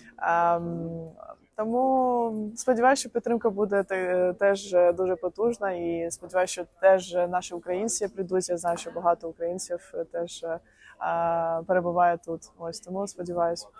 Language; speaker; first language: Ukrainian; non-native, local second language; Russian